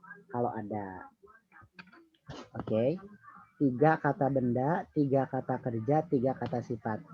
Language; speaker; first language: Indonesian; native; Indonesian